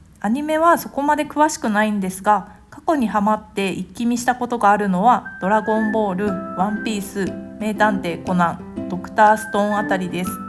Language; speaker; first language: Japanese; native; Japanese